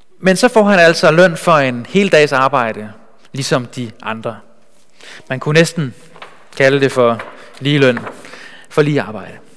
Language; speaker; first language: Danish; native; Danish